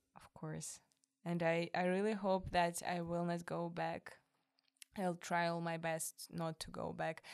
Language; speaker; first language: English; non-native, fluent; Russian